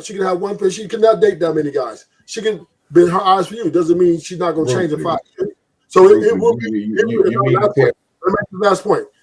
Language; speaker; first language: English; native; English